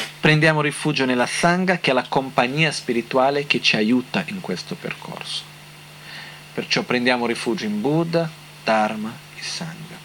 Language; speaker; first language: Italian; non-native, fluent; Portuguese